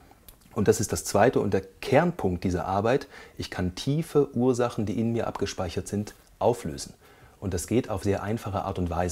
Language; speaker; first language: German; native; German